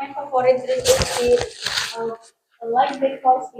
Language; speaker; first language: English; non-native, learner; Indonesian